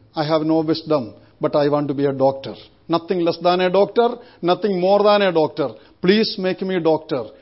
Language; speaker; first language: English; non-native, local second language; Malayalam